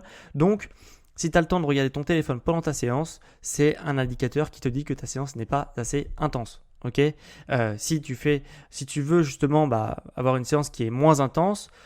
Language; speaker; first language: French; native; French